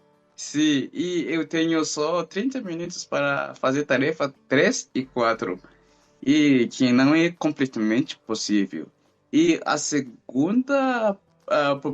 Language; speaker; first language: Portuguese; non-native, fluent; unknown